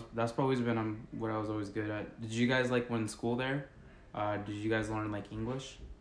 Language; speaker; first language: English; early bilingual, other home language; Spanish